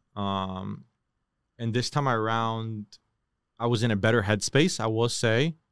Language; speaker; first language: English; native; English